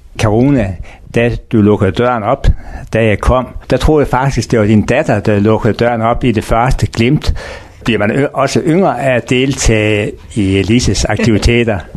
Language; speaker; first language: Danish; native; Danish